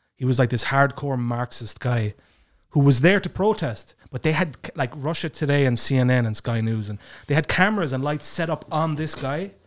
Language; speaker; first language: English; native; English